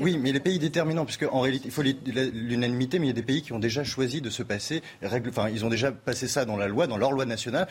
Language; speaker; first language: French; native; French